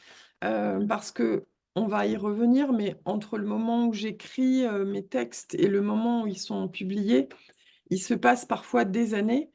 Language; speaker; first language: French; native; French